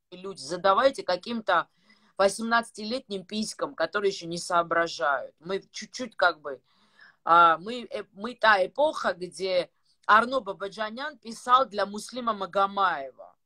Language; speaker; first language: Russian; non-native, fluent; Georgian